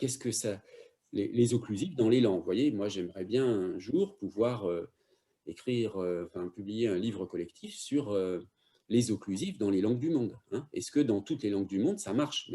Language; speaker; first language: French; native; French